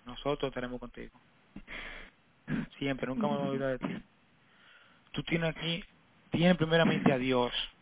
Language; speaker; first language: Spanish; native; Spanish